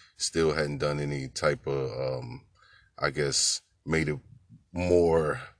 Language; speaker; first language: English; native; English